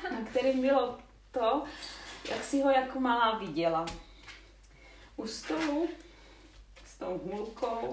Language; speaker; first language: Czech; native; Czech